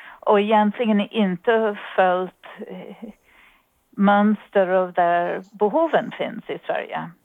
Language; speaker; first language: Swedish; non-native, fluent; English